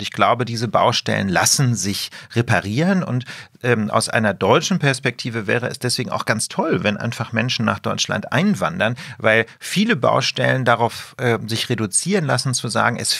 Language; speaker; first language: German; native; German